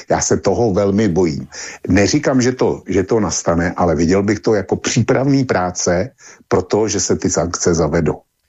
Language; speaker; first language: Czech; native; Czech